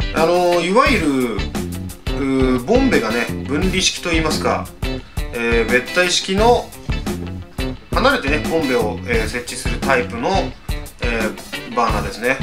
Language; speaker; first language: Japanese; native; Japanese